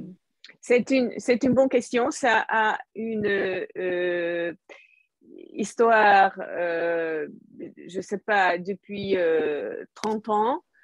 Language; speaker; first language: French; non-native, fluent; Hungarian